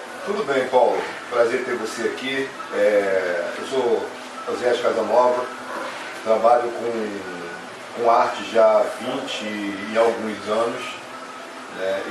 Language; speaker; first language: Portuguese; native; Portuguese